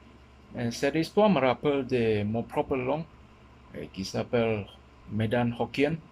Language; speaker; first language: French; non-native, learner; Min Nan Chinese